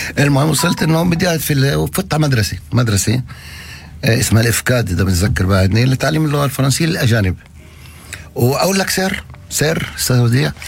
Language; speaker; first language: Arabic; native; Arabic